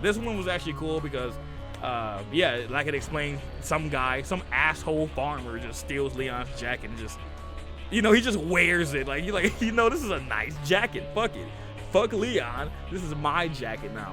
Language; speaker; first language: English; native; English